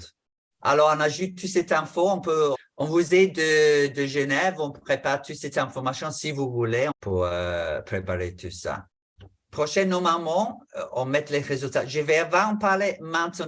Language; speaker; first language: French; non-native, fluent; English